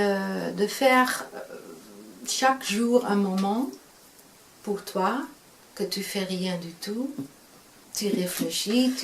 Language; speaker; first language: French; non-native, fluent; Dutch